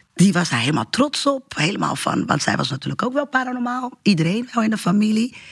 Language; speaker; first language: Dutch; early bilingual, other home language; Portuguese